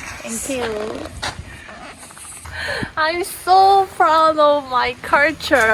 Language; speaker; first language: English; non-native, learner; Korean